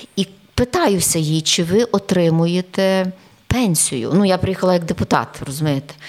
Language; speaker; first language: Ukrainian; native; Ukrainian